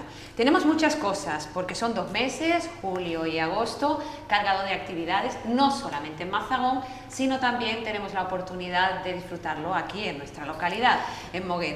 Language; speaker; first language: Spanish; native; Spanish